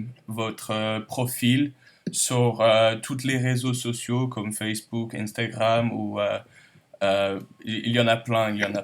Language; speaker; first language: French; non-native, learner; English